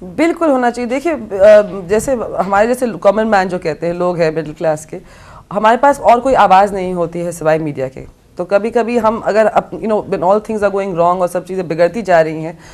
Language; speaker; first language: Hindi; native; Hindi